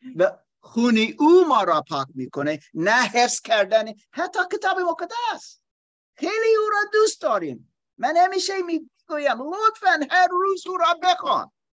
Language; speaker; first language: Persian; non-native, learner; German